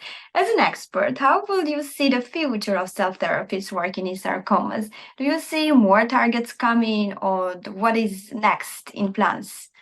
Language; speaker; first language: English; non-native, fluent; Armenian